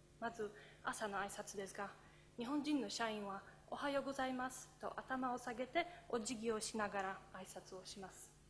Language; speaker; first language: Japanese; non-native, fluent; Polish